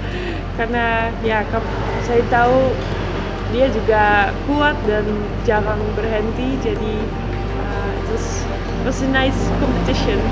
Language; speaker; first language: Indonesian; non-native, fluent; Dutch